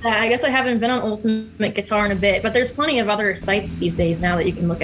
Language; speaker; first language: English; native; English